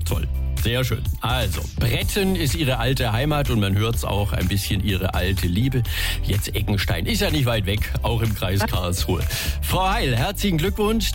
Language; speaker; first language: German; native; German